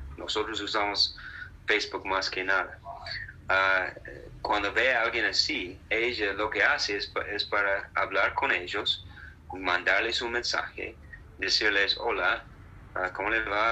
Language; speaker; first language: Spanish; non-native, fluent; English